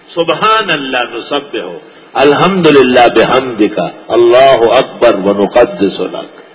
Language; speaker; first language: Urdu; non-native, local second language; Pashto